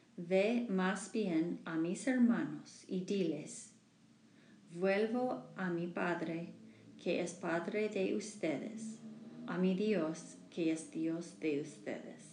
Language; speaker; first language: Spanish; non-native, learner; English